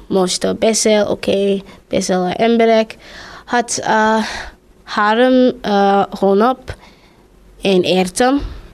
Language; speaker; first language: Hungarian; non-native, learner; English